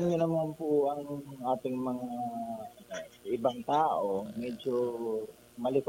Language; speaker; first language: English; non-native, local second language; Bikol